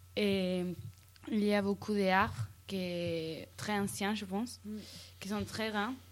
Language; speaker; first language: French; non-native, learner; Spanish